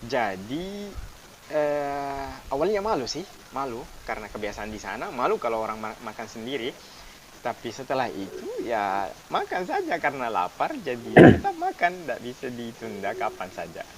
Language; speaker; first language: Indonesian; non-native, fluent; Arabic